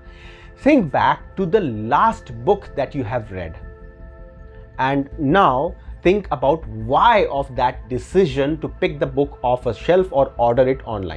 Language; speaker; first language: English; non-native, local second language; Hindi